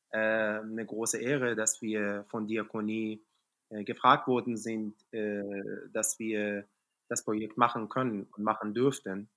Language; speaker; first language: German; non-native, fluent; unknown